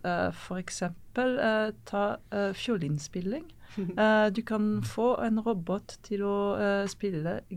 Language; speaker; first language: Norwegian; non-native, fluent; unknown